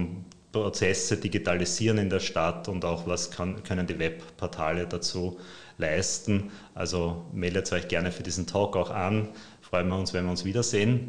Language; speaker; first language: German; native; German